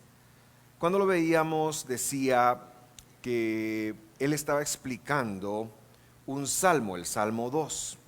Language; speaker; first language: Spanish; native; Spanish